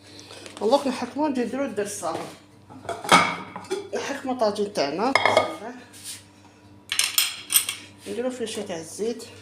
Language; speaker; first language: Arabic; native; Arabic